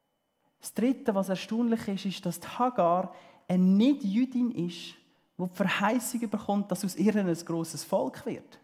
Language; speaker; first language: German; early bilingual, heritage; German